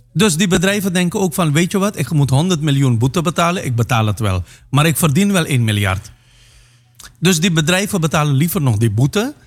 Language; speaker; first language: Dutch; non-native, local second language; Caribbean Hindustani